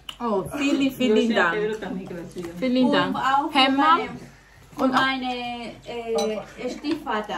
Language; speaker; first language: German; non-native, learner; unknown